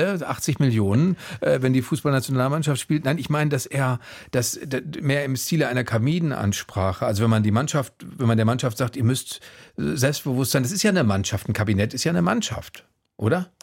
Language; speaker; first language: German; native; German